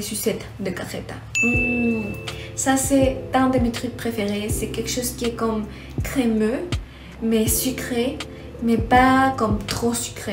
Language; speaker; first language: French; non-native, fluent; Spanish